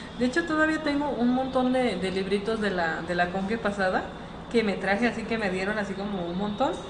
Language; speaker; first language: Spanish; native; Spanish